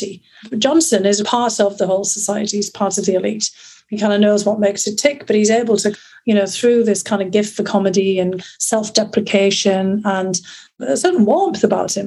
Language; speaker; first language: English; native; English